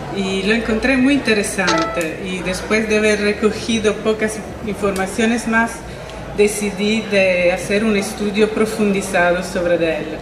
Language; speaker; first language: Spanish; non-native, fluent; Italian